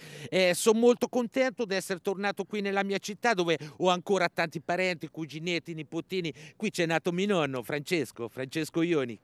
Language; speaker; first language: Italian; native; Italian